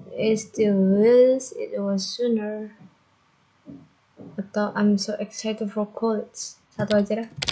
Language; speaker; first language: English; non-native, learner; Indonesian